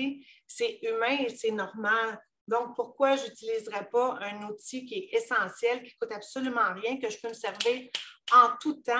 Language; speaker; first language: French; native; French